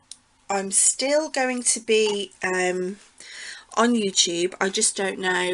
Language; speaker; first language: English; native; English